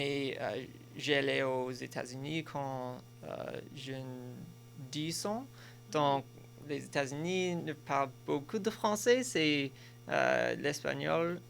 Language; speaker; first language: French; non-native, learner; English